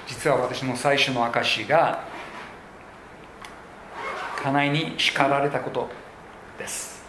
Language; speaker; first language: Japanese; non-native, local second language; English